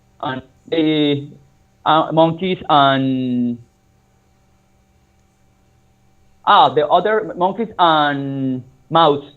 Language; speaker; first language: English; non-native, learner; Spanish